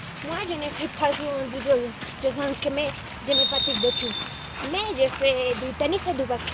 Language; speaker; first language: French; non-native, learner; Spanish